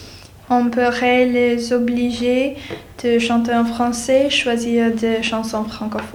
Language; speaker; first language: French; non-native, learner; English